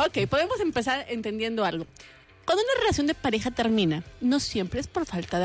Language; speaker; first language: Spanish; native; Spanish